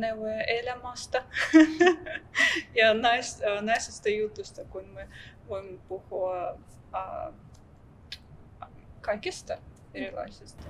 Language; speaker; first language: Finnish; non-native, learner; Russian